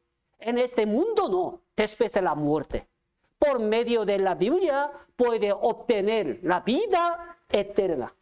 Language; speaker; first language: Spanish; non-native, fluent; Korean